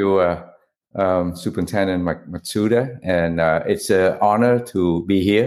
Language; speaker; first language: English; non-native, fluent; Vietnamese